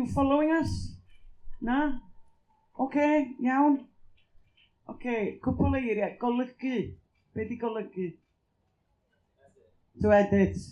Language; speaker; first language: Welsh; native; Welsh